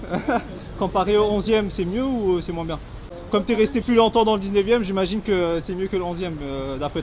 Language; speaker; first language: French; native; French